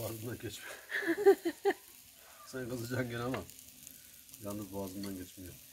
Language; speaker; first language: Turkish; native; Turkish